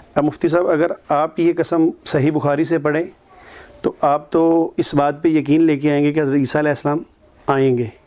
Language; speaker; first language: Urdu; native; Urdu